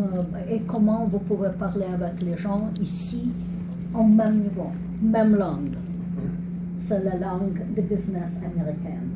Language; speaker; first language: French; non-native, learner; English